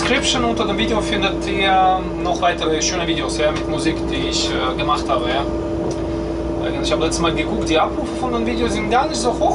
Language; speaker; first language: German; non-native, fluent; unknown